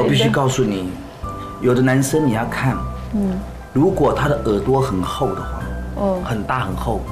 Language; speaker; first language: Chinese; native; Chinese